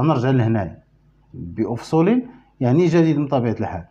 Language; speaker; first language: Arabic; native; Arabic